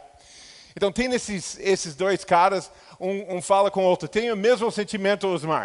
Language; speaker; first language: Portuguese; non-native, fluent; English